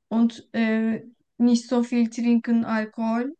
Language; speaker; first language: German; non-native, learner; Turkish